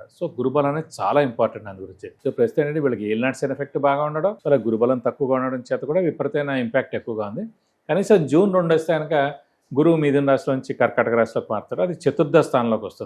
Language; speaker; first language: Telugu; native; Telugu